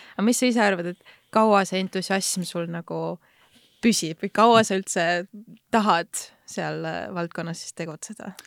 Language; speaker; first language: Estonian; native; Estonian